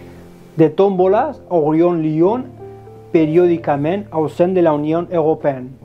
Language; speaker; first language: French; non-native, learner; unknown